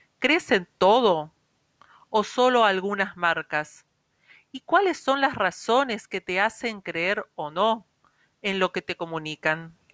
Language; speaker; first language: Spanish; native; Spanish